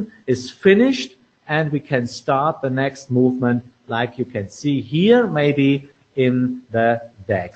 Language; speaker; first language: English; non-native, fluent; German